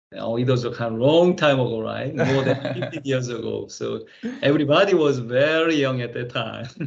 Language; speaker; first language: English; non-native, fluent; Korean